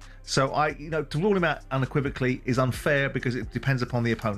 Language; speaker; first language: English; native; English